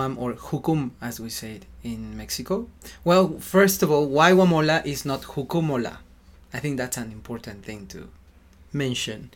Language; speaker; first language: English; non-native, fluent; Spanish